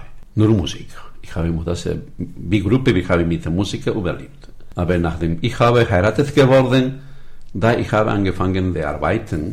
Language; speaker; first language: German; non-native, learner; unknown